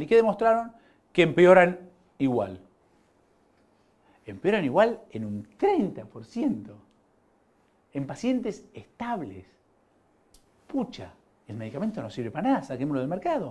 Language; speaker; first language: Spanish; native; Spanish